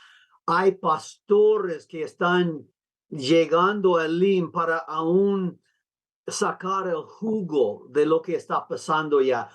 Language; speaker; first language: Spanish; non-native, fluent; English